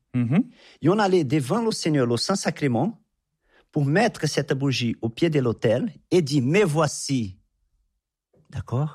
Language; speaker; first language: French; non-native, fluent; Portuguese